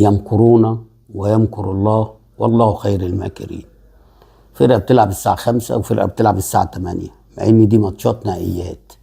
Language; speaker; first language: Arabic; native; Arabic